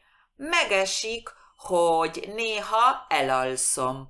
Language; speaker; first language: Hungarian; non-native, fluent; Spanish